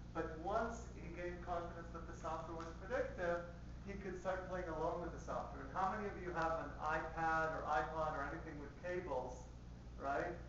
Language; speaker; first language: English; early bilingual, other home language; Spanish